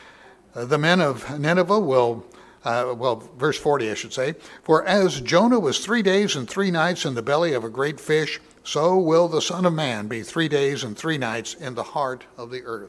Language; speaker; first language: English; native; English